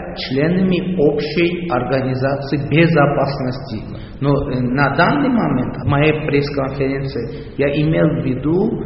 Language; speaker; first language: Russian; non-native, local second language; Armenian